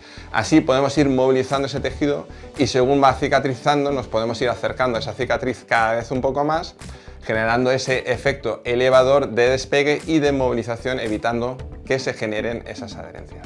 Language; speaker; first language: Spanish; native; Spanish